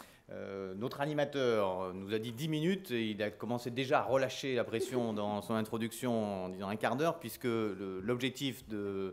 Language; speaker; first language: French; native; French